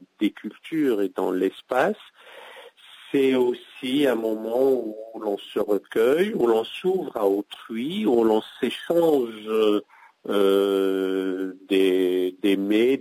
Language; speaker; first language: French; non-native, local second language; Arabic